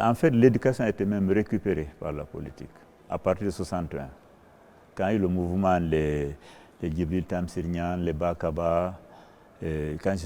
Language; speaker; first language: French; non-native, local second language; Fula